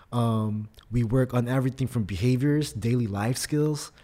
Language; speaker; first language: English; early bilingual, other home language; Filipino